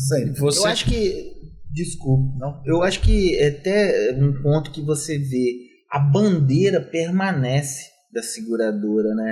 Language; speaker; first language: Portuguese; native; Portuguese